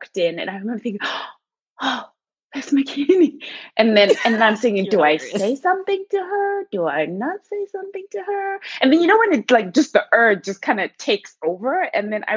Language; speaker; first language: English; non-native, local second language; Shona